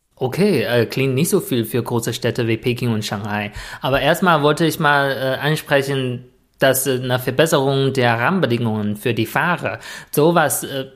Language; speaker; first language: German; non-native, fluent; Chinese